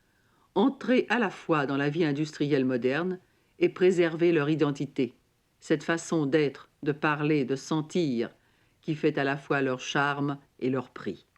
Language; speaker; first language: French; native; French